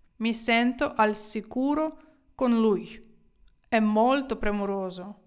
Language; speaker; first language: Italian; non-native, fluent; Ukrainian